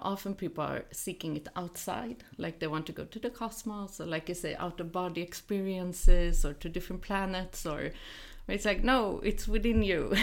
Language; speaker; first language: English; non-native, fluent; Swedish